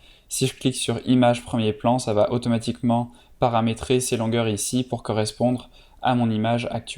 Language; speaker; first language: French; native; French